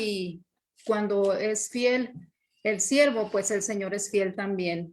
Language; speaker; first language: Spanish; native; Spanish